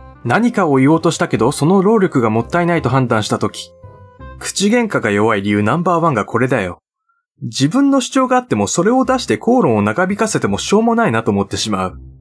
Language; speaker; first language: Japanese; native; Japanese